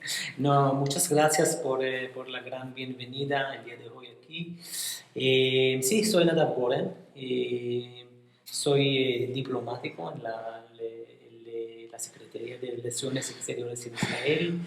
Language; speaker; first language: Spanish; non-native, fluent; Hebrew